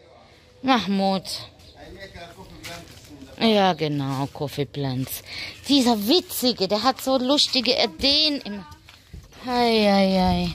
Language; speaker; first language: German; native; German